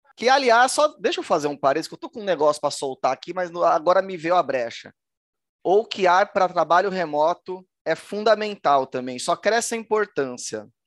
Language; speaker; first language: Portuguese; native; Portuguese